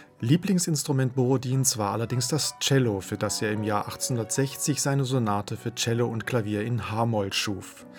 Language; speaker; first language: German; native; German